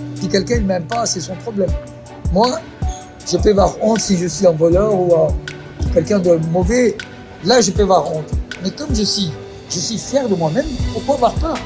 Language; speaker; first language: French; non-native, fluent; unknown